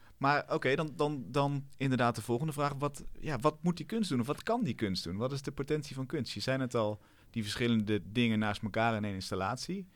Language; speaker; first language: Dutch; native; Dutch